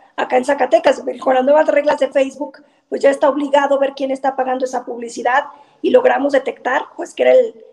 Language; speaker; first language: Spanish; native; Spanish